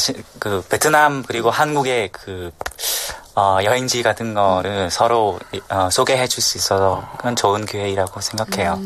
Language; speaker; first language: Korean; non-native, learner; Vietnamese